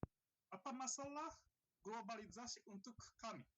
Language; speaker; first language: Indonesian; non-native, learner; Japanese